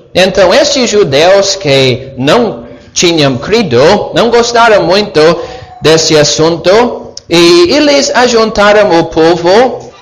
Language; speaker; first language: Portuguese; non-native, fluent; English